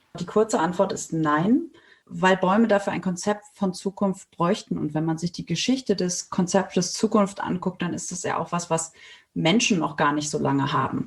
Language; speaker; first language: German; native; German